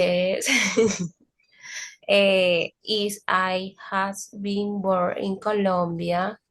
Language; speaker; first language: English; non-native, learner; Spanish